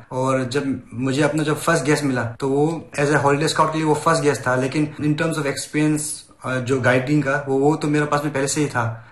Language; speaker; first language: Hindi; non-native, local second language; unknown